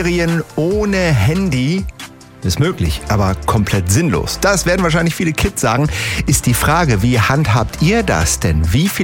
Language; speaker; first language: German; native; German